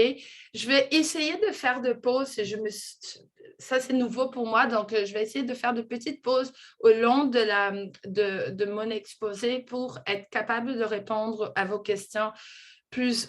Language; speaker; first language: French; non-native, fluent; Portuguese